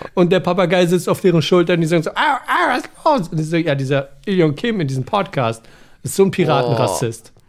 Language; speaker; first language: German; early bilingual, other home language; Persian